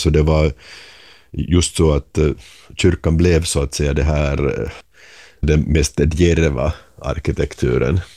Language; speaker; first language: Swedish; non-native, local second language; Finnish